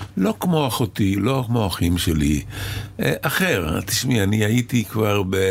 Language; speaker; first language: Hebrew; early bilingual, other home language; Arabic